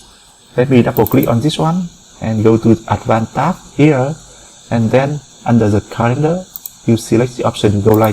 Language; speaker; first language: English; non-native, fluent; Vietnamese